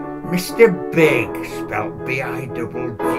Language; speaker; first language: English; native; English